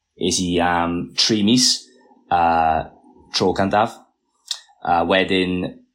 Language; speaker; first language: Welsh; non-native, local second language; English